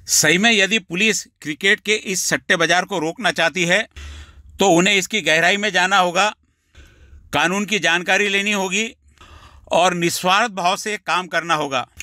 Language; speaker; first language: Hindi; non-native, local second language; Marathi